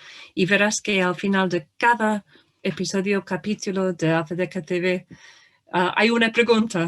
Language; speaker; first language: Spanish; non-native, fluent; English